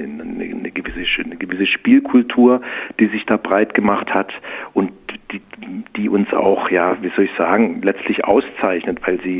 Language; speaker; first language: German; native; German